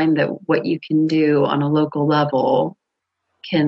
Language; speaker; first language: English; native; English